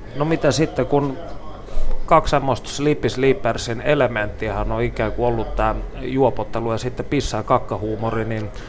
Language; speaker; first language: Finnish; native; Finnish